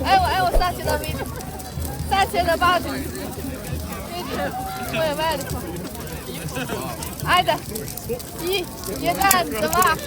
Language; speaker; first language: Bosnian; non-native, learner; Chinese